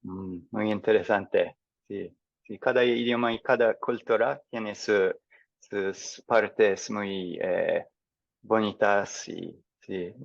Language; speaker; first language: Spanish; non-native, fluent; English